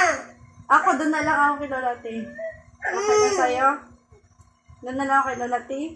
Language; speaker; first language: Filipino; native; Filipino